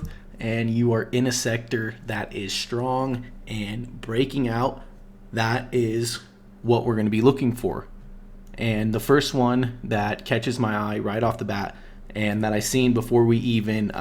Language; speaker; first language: English; native; English